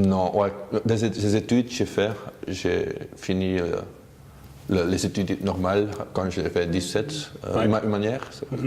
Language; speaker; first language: French; non-native, local second language; Dutch